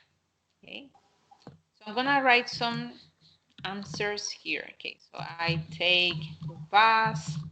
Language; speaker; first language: English; non-native, fluent; Spanish